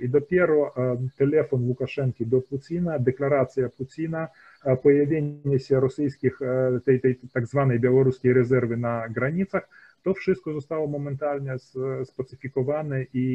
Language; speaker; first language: Polish; early bilingual, heritage; Polish